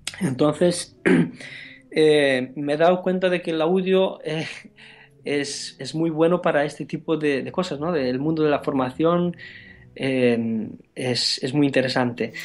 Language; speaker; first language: Spanish; non-native, fluent; Romanian